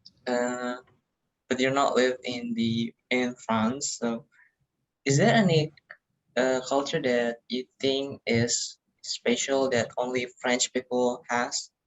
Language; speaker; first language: English; non-native, learner; Indonesian